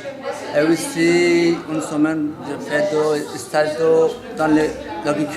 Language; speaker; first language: French; non-native, learner; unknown